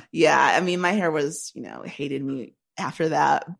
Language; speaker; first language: English; native; English